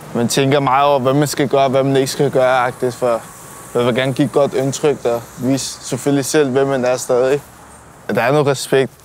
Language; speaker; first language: Danish; early bilingual, other home language; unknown